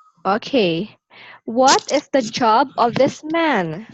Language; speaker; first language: English; non-native, local second language; Filipino